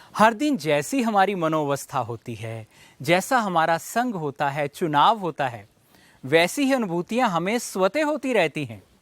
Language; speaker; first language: Hindi; native; Hindi